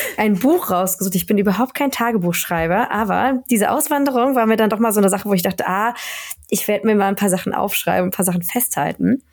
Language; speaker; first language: German; native; German